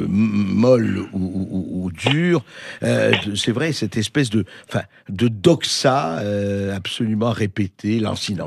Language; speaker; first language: French; native; French